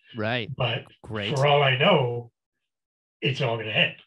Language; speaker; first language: English; native; English